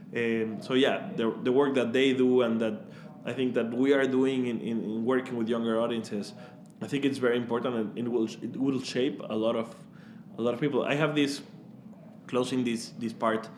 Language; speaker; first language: English; non-native, fluent; Spanish